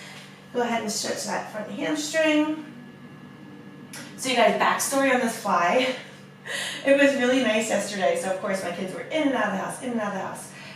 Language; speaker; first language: English; native; English